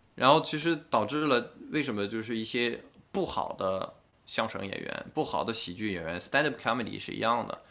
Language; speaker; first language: Chinese; non-native, fluent; French